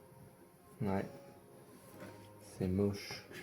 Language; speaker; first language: French; native; French